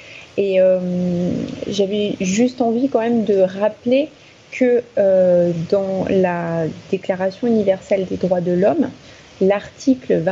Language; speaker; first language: French; native; French